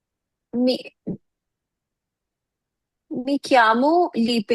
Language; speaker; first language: Italian; non-native, learner; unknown